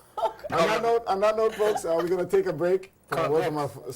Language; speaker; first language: English; native; English